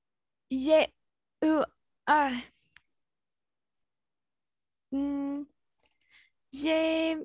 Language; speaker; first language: French; non-native, learner; Spanish